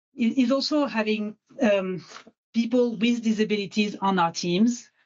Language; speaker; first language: English; non-native, fluent; French